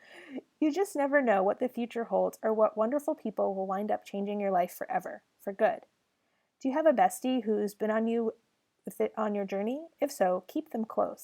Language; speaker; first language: English; native; English